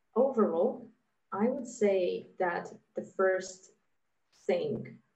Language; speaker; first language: English; non-native, fluent; Latvian